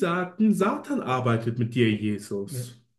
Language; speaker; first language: German; native; German